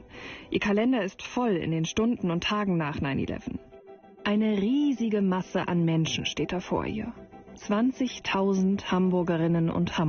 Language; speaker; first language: German; native; German